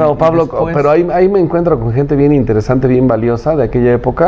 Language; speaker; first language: Spanish; native; Spanish